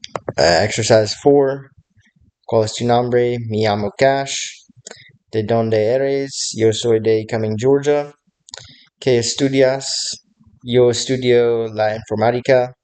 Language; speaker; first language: Spanish; non-native, learner; English